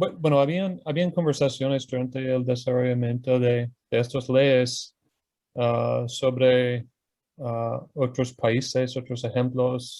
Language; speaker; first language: Spanish; non-native, fluent; English